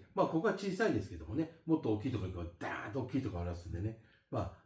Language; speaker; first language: Japanese; native; Japanese